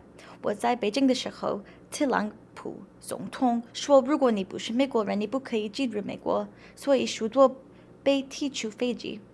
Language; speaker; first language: Chinese; non-native, learner; English